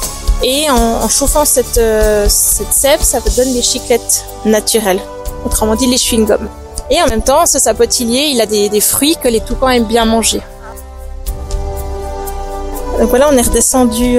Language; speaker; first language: French; native; French